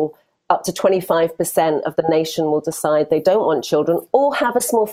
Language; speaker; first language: English; native; English